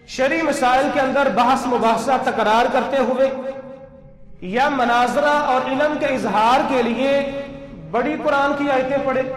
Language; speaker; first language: Urdu; non-native, local second language; Punjabi